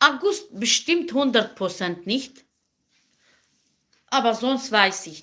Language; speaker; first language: German; non-native, learner; Kurdish